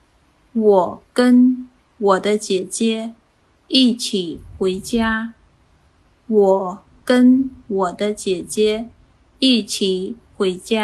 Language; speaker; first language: Chinese; non-native, fluent; Khmer